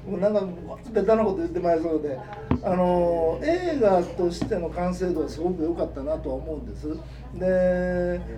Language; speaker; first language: Japanese; native; Japanese